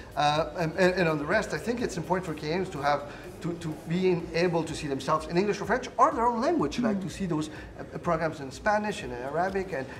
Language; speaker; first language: English; non-native, fluent; Spanish